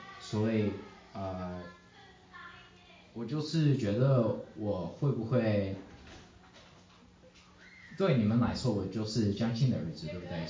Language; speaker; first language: Chinese; early bilingual, heritage; English